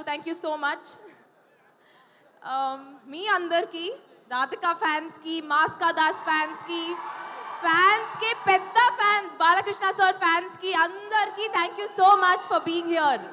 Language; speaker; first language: Telugu; non-native, fluent; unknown